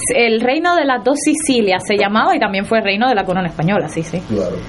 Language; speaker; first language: Spanish; native; Spanish